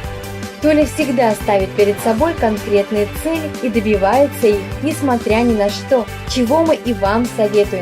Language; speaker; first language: Russian; native; Russian